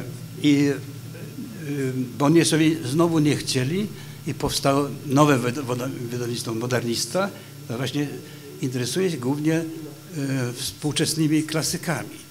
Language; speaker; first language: Polish; non-native, fluent; Swedish